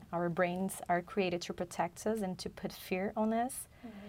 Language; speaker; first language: English; non-native, fluent; Chinese